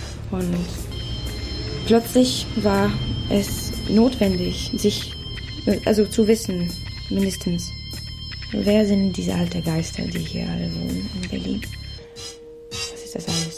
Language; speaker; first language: German; non-native, fluent; Spanish